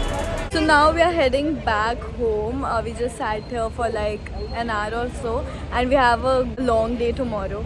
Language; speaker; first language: English; non-native, local second language; Hindi